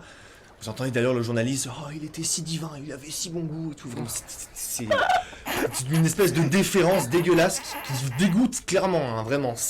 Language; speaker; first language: French; native; French